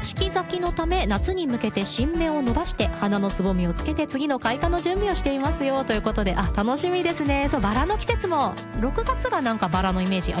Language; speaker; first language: Japanese; native; Japanese